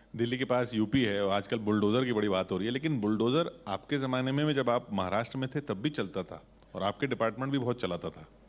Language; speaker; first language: Hindi; native; Hindi